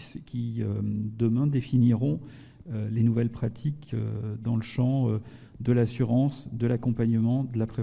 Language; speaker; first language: French; native; French